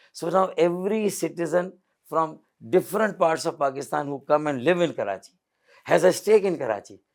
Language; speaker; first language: English; non-native, local second language; Urdu